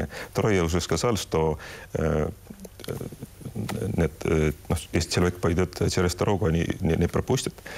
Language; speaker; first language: Russian; non-native, local second language; Estonian